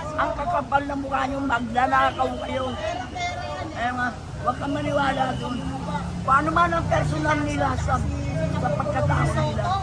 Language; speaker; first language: Filipino; non-native, local second language; Iloko